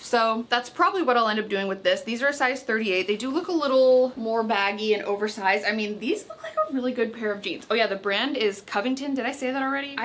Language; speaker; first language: English; native; English